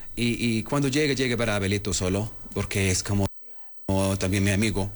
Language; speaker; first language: Spanish; non-native, learner; Arabic